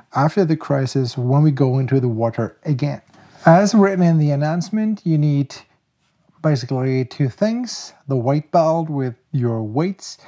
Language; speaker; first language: English; non-native, fluent; German